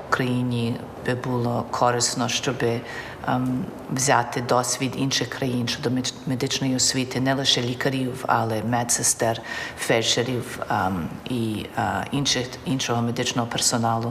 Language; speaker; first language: Ukrainian; early bilingual, heritage; Ukrainian